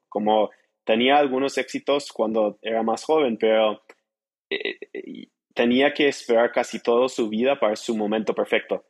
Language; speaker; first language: Spanish; non-native, fluent; English